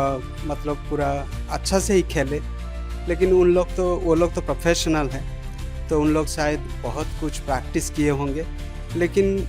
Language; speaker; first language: Hindi; non-native, local second language; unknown